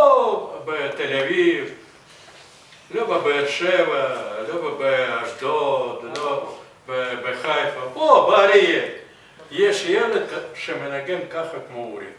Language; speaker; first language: Hebrew; non-native, fluent; Russian